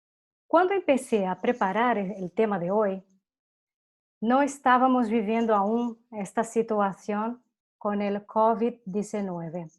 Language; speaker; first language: Spanish; non-native, fluent; Portuguese